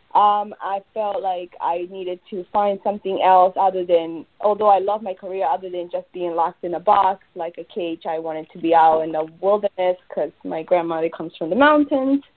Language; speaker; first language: English; early bilingual, other home language; Spanish